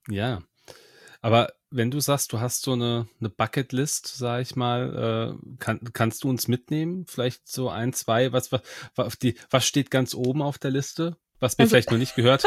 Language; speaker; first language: German; native; German